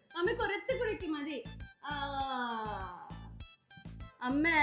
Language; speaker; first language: Malayalam; non-native, learner; Tamil